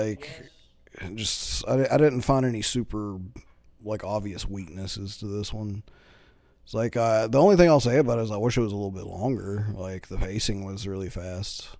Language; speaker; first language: English; native; English